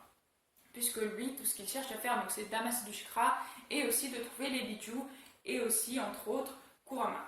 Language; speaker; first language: French; native; French